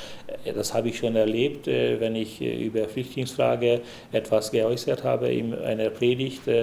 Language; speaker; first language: German; non-native, fluent; Hungarian